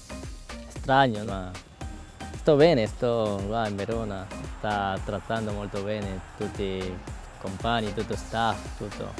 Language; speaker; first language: Italian; non-native, learner; Korean